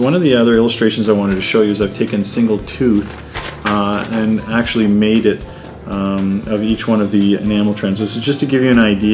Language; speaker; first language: English; native; English